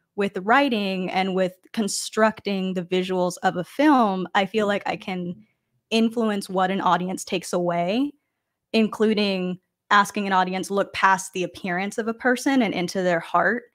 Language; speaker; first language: English; native; English